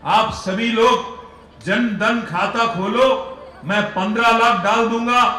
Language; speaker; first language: Hindi; non-native, local second language; Telugu